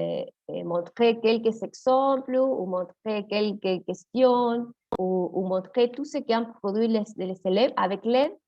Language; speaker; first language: French; non-native, fluent; Spanish